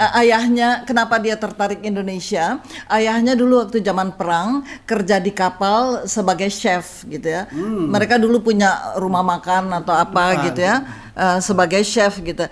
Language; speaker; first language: Indonesian; native; Indonesian